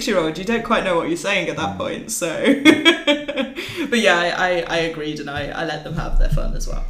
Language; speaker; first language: English; native; English